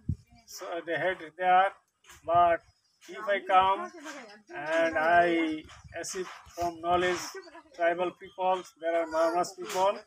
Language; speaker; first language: English; non-native, learner; Bangla